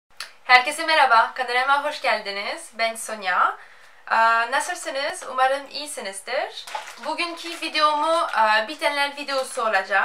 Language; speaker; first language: Turkish; non-native, fluent; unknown